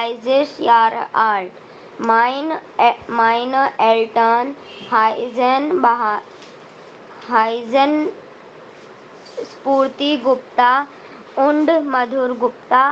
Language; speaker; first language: German; non-native, learner; Hindi